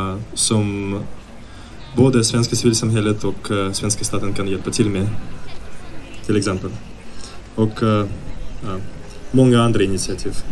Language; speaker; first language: Swedish; non-native, fluent; Ukrainian